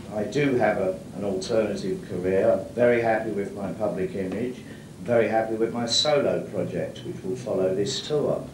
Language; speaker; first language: English; native; English